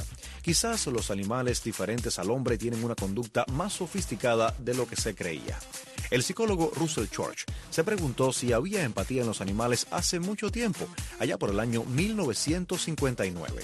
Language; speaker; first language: Spanish; native; Spanish